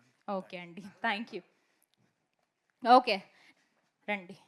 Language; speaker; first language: Telugu; native; Telugu